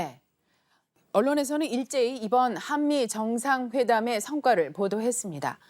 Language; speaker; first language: Korean; native; Korean